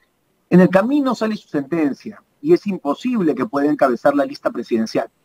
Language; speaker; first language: Spanish; native; Spanish